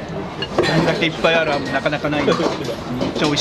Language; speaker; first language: Japanese; native; Japanese